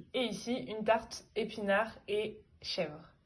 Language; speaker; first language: French; early bilingual, other home language; Arabic